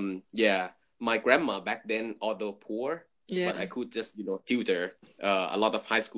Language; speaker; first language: English; non-native, fluent; Thai